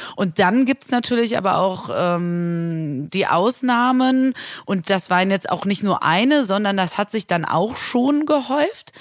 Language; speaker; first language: German; native; German